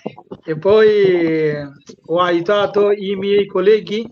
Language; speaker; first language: Italian; non-native, learner; Bangla